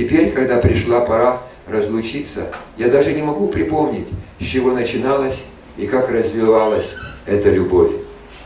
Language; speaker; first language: Russian; native; Russian